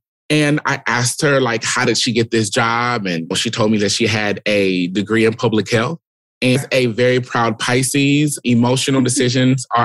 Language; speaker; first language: English; native; English